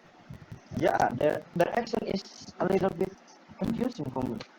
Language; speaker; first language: English; non-native, learner; Indonesian